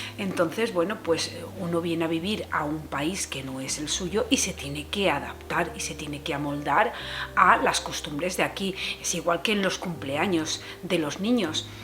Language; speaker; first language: Spanish; native; Spanish